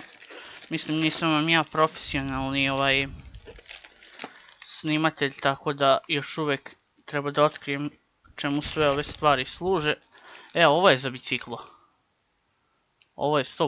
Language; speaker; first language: Croatian; native; Croatian